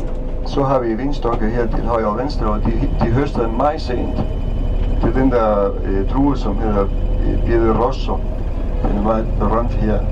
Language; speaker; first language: Danish; non-native, fluent; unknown